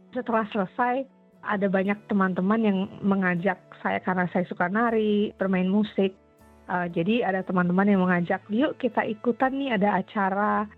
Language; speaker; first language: Indonesian; native; Indonesian